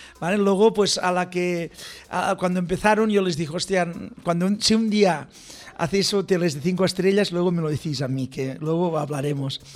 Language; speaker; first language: Spanish; non-native, local second language; Catalan